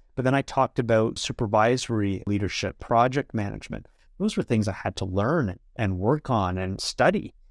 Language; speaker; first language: English; native; English